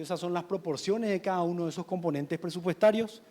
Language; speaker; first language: Spanish; native; Spanish